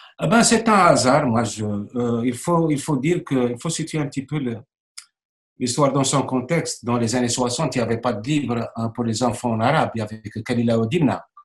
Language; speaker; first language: French; non-native, local second language; Arabic